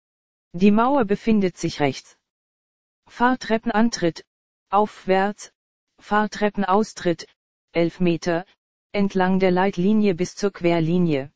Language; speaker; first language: German; native; German